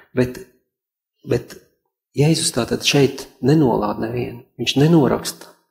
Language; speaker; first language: Latvian; native; Latvian